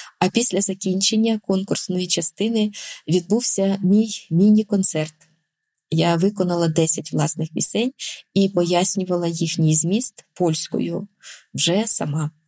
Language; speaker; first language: Ukrainian; non-native, local second language; Russian